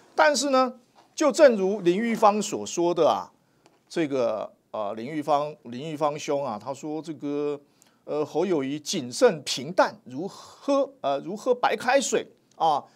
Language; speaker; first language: Chinese; native; Chinese